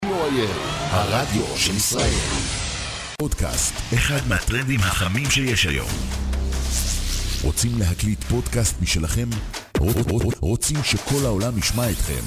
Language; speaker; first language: Hebrew; native; Hebrew